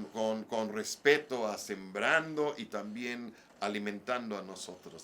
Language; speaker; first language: Spanish; non-native, learner; English